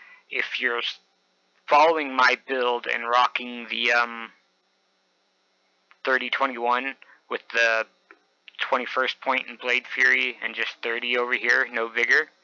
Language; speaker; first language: English; native; English